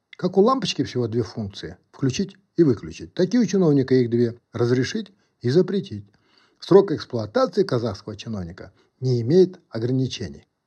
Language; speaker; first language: Russian; non-native, local second language; Kazakh